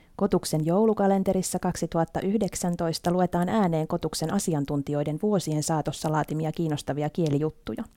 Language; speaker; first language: Finnish; native; Finnish